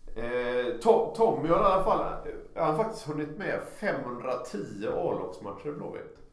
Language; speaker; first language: Swedish; native; Swedish